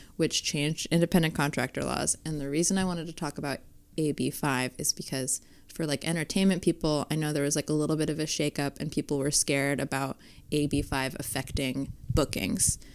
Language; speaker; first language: English; native; English